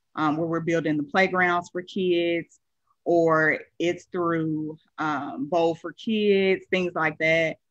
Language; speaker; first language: English; native; English